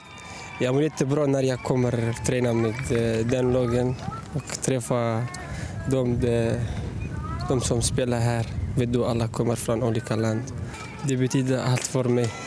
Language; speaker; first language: Swedish; non-native, learner; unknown